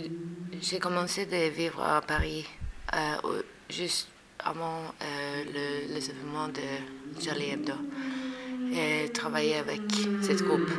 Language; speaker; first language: French; non-native, learner; Norwegian